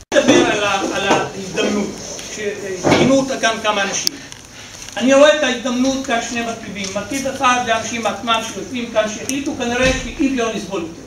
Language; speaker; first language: Hebrew; non-native, local second language; Arabic